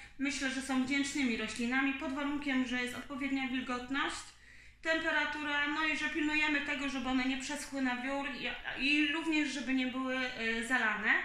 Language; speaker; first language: Polish; native; Polish